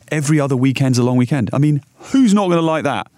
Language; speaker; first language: English; native; English